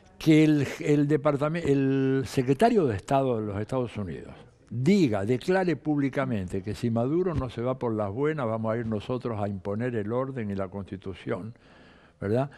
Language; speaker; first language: Spanish; early bilingual, other home language; Italian